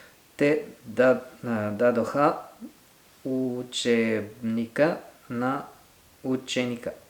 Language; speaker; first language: Bulgarian; non-native, learner; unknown